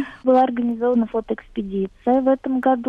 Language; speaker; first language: Russian; native; Russian